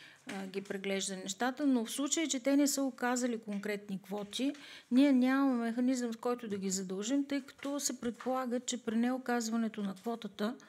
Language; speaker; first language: Bulgarian; native; Bulgarian